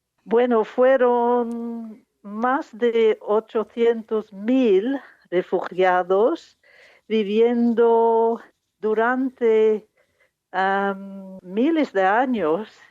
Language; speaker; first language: Spanish; non-native, fluent; English